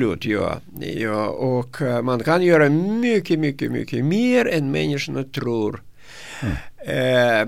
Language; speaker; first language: Swedish; non-native, fluent; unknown